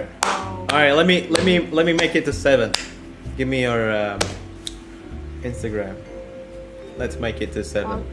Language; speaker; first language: English; non-native, fluent; Indonesian